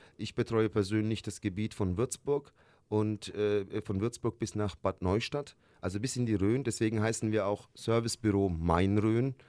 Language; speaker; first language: German; early bilingual, other home language; Turkish